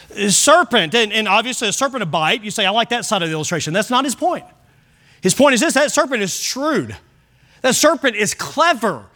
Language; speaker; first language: English; native; English